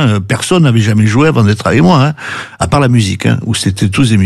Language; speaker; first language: French; native; French